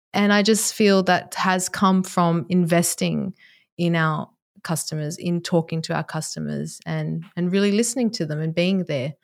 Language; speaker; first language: English; native; English